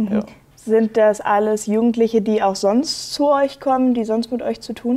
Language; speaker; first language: German; native; German